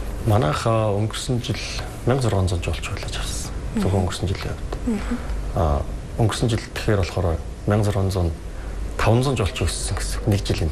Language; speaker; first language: Mongolian; native; Mongolian